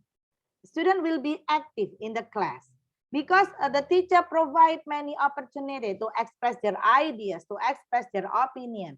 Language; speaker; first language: English; non-native, fluent; Indonesian